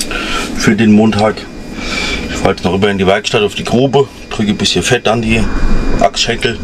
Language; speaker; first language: German; native; German